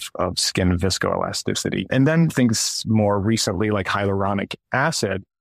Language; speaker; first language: English; early bilingual, other home language; Russian